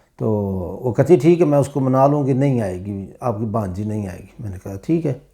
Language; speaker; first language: Urdu; non-native, local second language; Punjabi